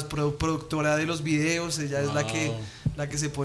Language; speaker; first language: Spanish; native; Spanish